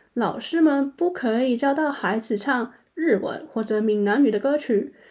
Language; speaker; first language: Chinese; non-native, local second language; Cantonese